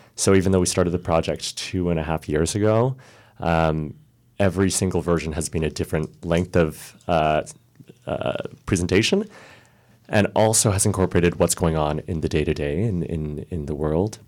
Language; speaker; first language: English; early bilingual, other home language; Cantonese